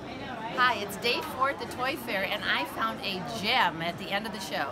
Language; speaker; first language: English; native; English